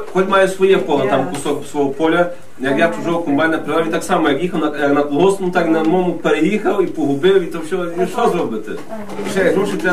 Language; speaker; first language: Ukrainian; native; Ukrainian